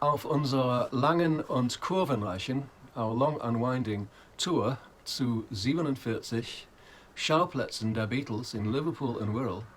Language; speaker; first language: German; non-native, fluent; English